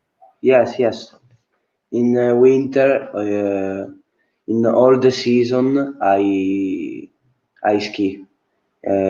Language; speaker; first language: English; non-native, learner; Italian